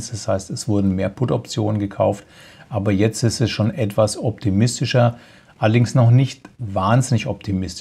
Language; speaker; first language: German; native; German